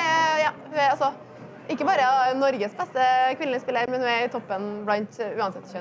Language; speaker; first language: Norwegian; native; Norwegian